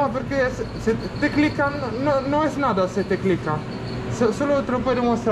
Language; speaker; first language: Spanish; non-native, learner; Italian